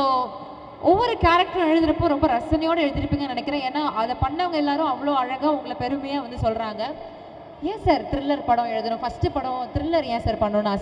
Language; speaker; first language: Tamil; native; Tamil